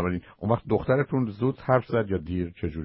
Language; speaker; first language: Persian; native; Persian